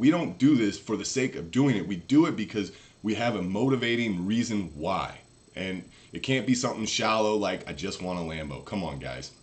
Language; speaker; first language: English; native; English